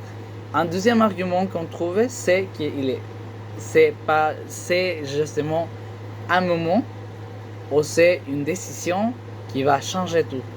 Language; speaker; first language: French; non-native, learner; Spanish